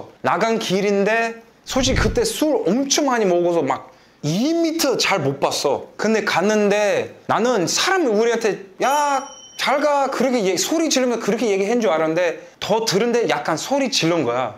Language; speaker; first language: Korean; non-native, fluent; English